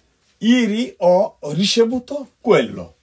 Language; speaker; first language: Italian; non-native, fluent; Bangla